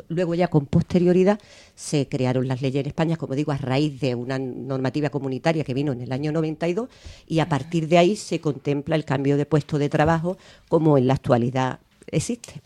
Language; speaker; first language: Spanish; native; Spanish